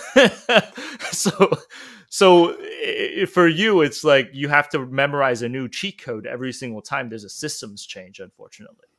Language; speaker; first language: English; non-native, local second language; Cantonese